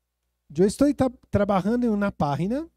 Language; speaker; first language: Spanish; non-native, fluent; Portuguese